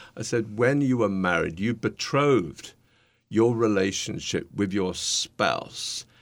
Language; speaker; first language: English; native; English